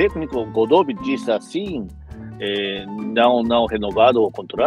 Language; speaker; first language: Portuguese; non-native, fluent; Japanese